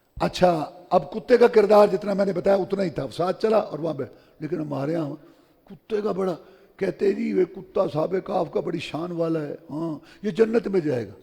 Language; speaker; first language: Urdu; non-native, local second language; Punjabi